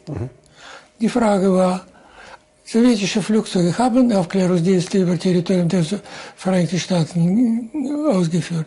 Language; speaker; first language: German; non-native, fluent; Russian